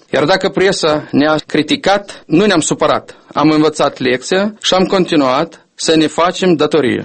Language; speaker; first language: Romanian; non-native, local second language; Russian